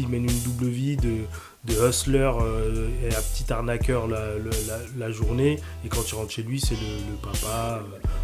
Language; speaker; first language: French; native; French